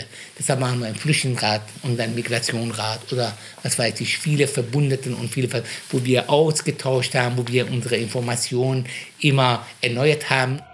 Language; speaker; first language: German; non-native, fluent; Persian